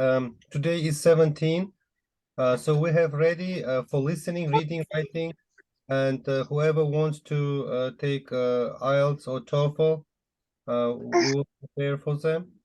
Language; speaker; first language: English; non-native, fluent; Uzbek